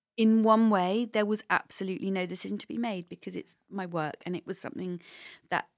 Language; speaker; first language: English; native; English